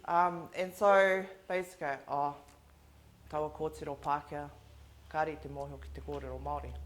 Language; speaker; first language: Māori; non-native, local second language; English